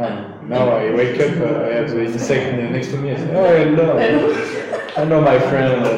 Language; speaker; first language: English; non-native, learner; French